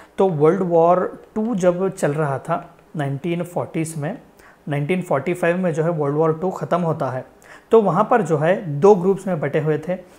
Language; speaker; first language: Hindi; non-native, local second language; Telugu